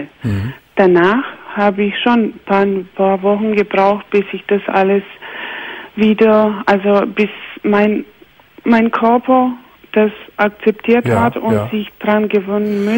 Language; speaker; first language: German; non-native, fluent; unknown